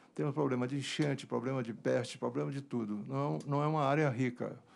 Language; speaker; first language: Portuguese; native; Portuguese